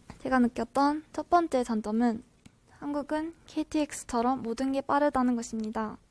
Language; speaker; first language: Korean; non-native, fluent; Japanese